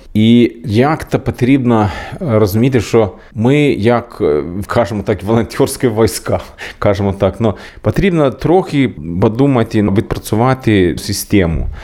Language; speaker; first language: Ukrainian; non-native, learner; Swedish